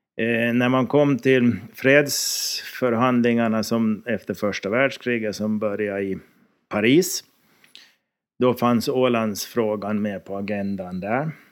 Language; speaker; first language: Swedish; native; Swedish